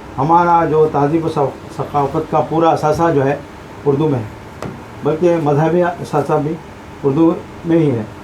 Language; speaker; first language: Urdu; non-native, local second language; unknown